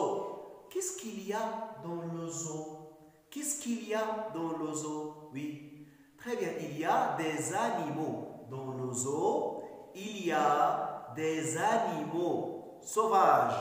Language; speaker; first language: French; non-native, local second language; Arabic